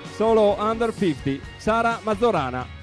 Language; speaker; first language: Italian; native; Italian